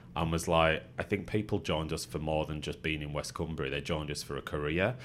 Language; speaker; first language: English; native; English